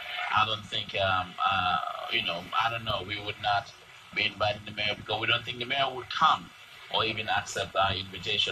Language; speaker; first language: English; native; English